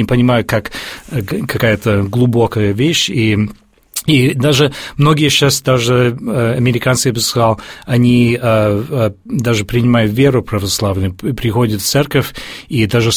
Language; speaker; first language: Russian; early bilingual, heritage; Russian